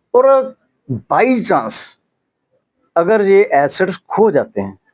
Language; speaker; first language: Hindi; non-native, local second language; Punjabi